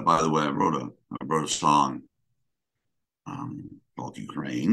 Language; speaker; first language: English; native; English